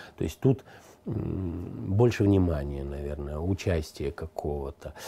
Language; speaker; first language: Russian; native; Russian